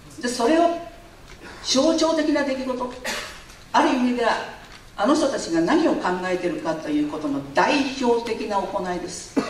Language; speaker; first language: Japanese; non-native, fluent; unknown